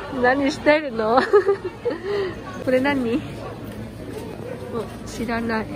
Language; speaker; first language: Japanese; non-native, learner; Vietnamese